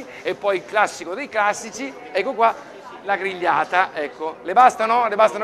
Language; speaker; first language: Italian; native; Italian